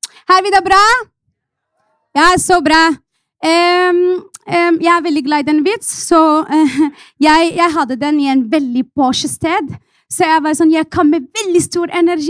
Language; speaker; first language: Norwegian; non-native, fluent; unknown